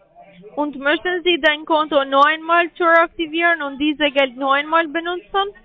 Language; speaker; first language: German; non-native, learner; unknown